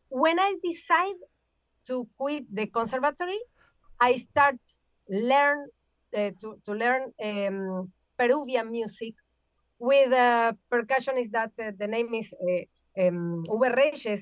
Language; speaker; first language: English; non-native, learner; Spanish